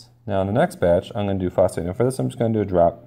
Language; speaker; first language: English; native; English